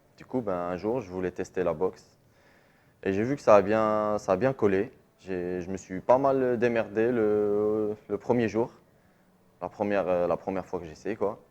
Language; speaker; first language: French; non-native, local second language; Arabic